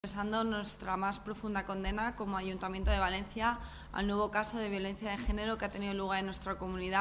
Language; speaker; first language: Spanish; native; Spanish